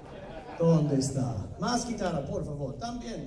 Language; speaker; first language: Spanish; non-native, learner; Italian